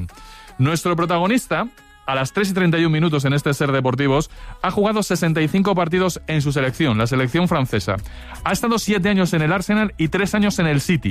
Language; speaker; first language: Spanish; native; Spanish